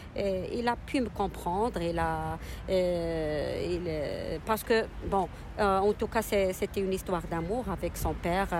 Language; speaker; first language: French; non-native, local second language; Arabic